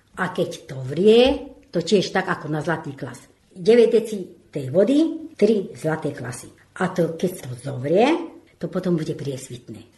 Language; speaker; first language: Slovak; non-native, local second language; Hungarian